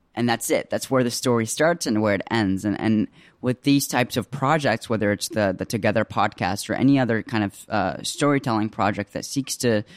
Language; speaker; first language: English; early bilingual, other home language; Arabic